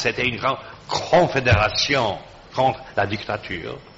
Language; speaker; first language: French; non-native, fluent; Polish